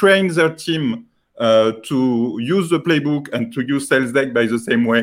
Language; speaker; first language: English; non-native, fluent; French